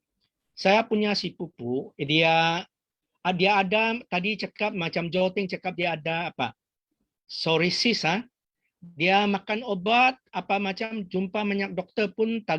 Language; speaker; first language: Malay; non-native, local second language; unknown